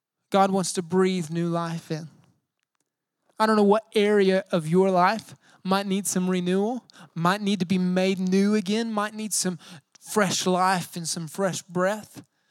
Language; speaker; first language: English; native; English